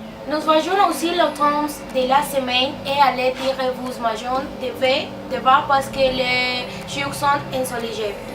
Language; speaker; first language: French; non-native, learner; Spanish